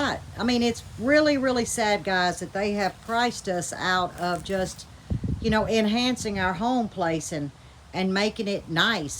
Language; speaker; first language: English; native; English